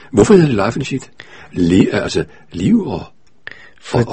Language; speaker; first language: Danish; native; Danish